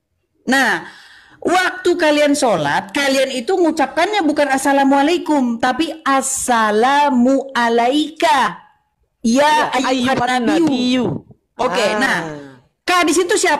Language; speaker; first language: Indonesian; native; Indonesian